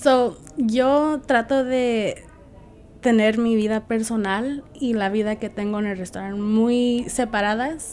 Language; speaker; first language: Spanish; early bilingual, heritage; Spanish